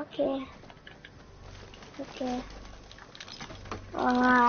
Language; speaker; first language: French; native; French